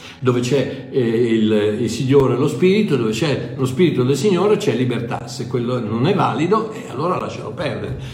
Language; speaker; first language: Italian; native; Italian